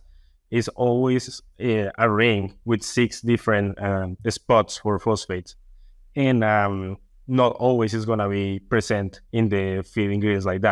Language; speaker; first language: English; non-native, fluent; Spanish